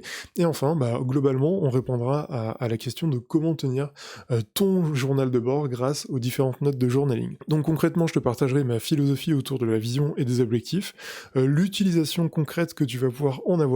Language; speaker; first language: French; native; French